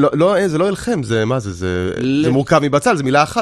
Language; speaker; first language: Hebrew; native; Hebrew